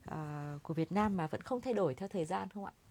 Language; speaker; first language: Vietnamese; native; Vietnamese